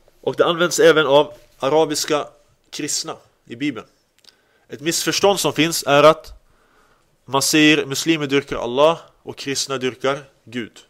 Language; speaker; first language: Swedish; early bilingual, other home language; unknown